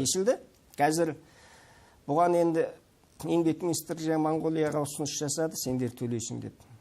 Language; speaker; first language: Kazakh; early bilingual, heritage; Kazakh